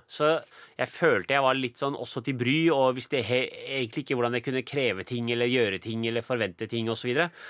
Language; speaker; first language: Norwegian; early bilingual, other home language; Punjabi